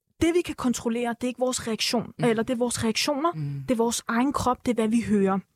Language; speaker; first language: Danish; early bilingual, other home language; Turkish